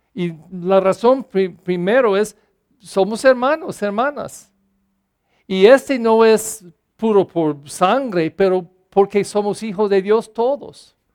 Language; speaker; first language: Spanish; non-native, fluent; English